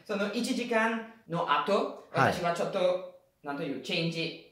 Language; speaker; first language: Japanese; non-native, learner; Italian